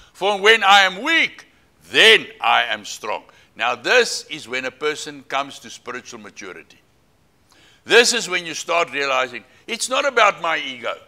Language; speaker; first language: English; non-native, local second language; Afrikaans